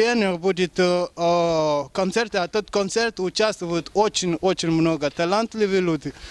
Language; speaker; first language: Russian; non-native, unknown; Lingala